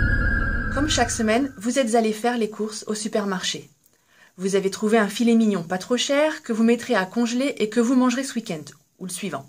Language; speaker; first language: French; native; French